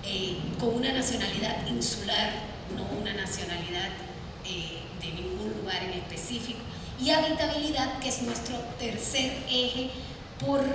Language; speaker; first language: Spanish; native; Spanish